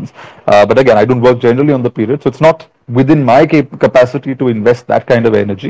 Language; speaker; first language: English; non-native, local second language; Malayalam